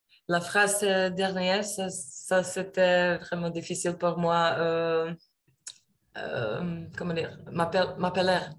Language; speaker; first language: French; non-native, learner; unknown